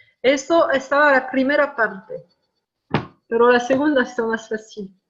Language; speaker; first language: Spanish; non-native, fluent; French